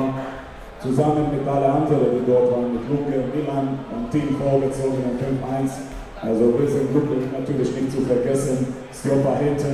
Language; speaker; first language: German; non-native, fluent; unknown